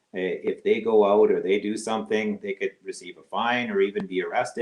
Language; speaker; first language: English; native; English